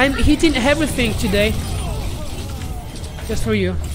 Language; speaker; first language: English; non-native, learner; Italian